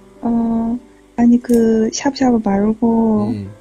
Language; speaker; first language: Korean; non-native, learner; Chinese